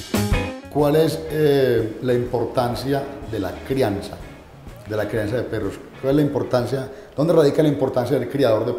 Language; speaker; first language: Spanish; native; Spanish